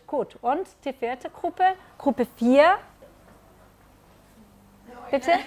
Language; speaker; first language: German; non-native, learner; Catalan